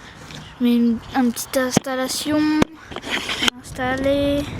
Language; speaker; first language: French; native; French